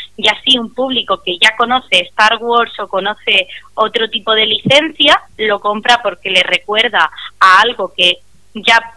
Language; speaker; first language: Spanish; native; Spanish